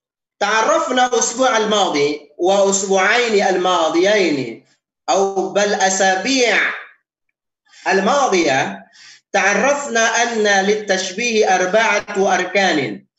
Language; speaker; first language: Arabic; non-native, fluent; Indonesian